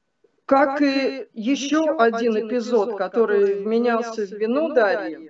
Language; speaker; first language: Russian; native; Russian